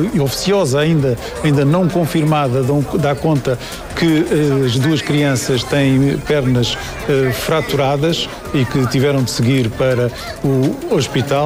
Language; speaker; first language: Portuguese; native; Portuguese